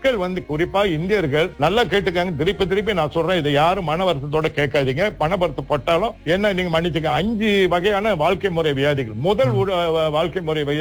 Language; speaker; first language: Tamil; early bilingual, heritage; Tamil